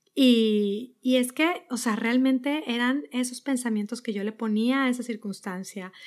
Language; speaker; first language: Spanish; native; Spanish